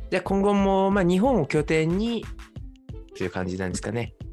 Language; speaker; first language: Japanese; native; Japanese